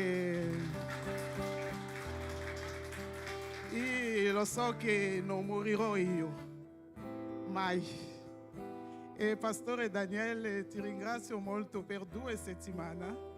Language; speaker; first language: Italian; non-native, fluent; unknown